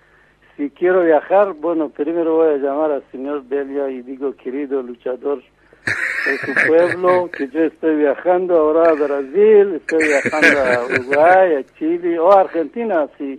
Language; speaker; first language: Spanish; non-native, fluent; Persian